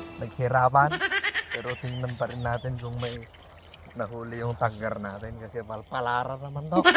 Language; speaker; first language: Filipino; non-native, local second language; Iloko